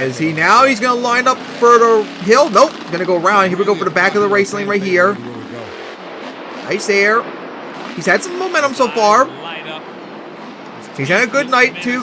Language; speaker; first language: English; native; English